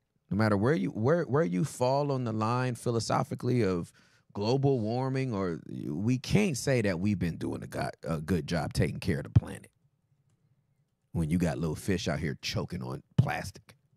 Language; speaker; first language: English; native; English